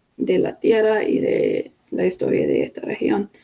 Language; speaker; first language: Spanish; non-native, fluent; English